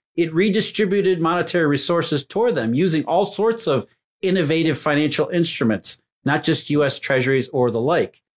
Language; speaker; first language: English; native; English